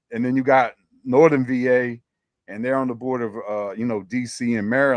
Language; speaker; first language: English; native; English